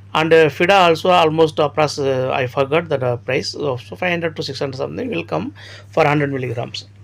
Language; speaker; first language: English; non-native, local second language; Tamil